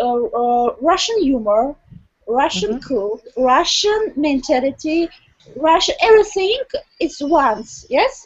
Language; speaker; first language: English; non-native, learner; Russian